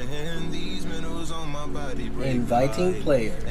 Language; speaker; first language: English; non-native, local second language; Cebuano